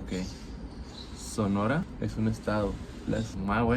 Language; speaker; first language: Spanish; native; Spanish